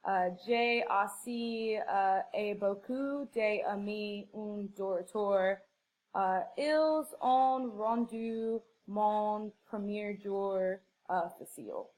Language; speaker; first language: French; non-native, learner; English